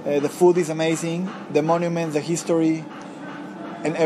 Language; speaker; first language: English; non-native, fluent; Spanish